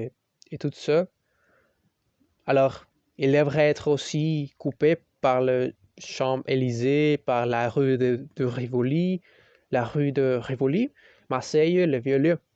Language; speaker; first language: French; non-native, learner; Spanish